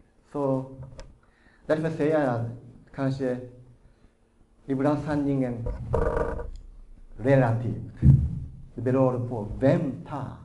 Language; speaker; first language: Swedish; non-native, fluent; Japanese